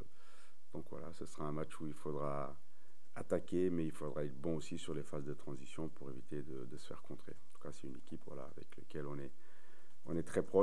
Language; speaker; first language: French; native; French